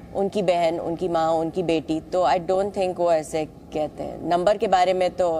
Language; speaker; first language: Hindi; non-native, local second language; Malayalam